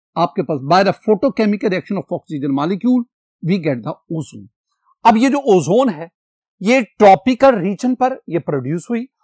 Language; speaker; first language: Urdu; non-native, local second language; Punjabi